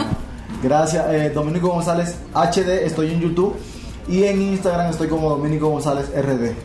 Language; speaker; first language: Spanish; native; Spanish